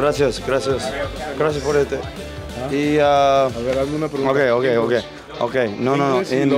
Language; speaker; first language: Spanish; non-native, learner; English